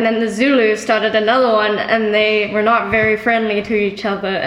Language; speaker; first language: English; non-native, local second language; Afrikaans